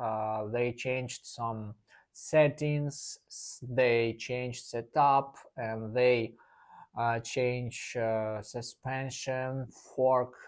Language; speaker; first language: English; non-native, learner; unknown